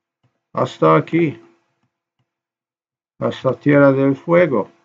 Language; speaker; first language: Spanish; non-native, learner; Slovenian